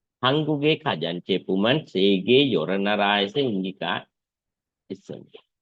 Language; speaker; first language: Korean; non-native, fluent; Sinhala